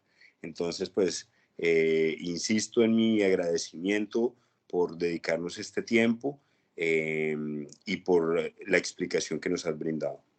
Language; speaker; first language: Spanish; native; Spanish